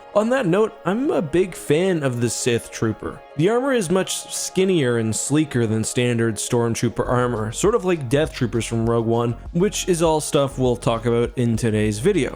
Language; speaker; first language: English; native; English